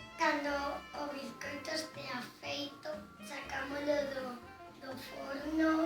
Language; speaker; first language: Galician; non-native, local second language; Spanish